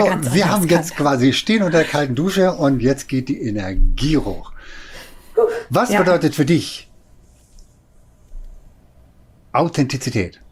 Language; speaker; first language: German; native; German